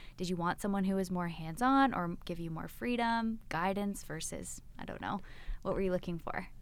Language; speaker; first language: English; native; English